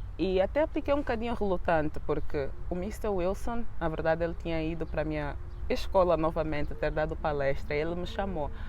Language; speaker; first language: Portuguese; native; Portuguese